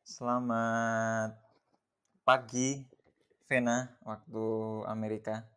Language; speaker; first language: Indonesian; native; Indonesian